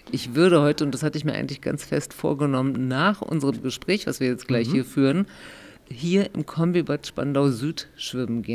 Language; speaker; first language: German; native; German